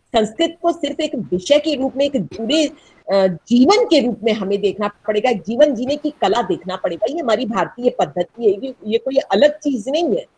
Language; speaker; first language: Hindi; native; Hindi